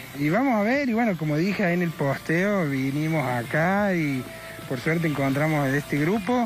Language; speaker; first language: Spanish; native; Spanish